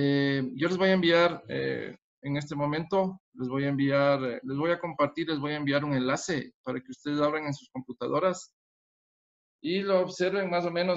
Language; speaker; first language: Spanish; native; Spanish